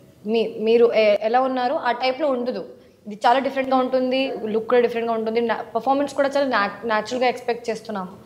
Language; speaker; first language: Telugu; non-native, learner; Hindi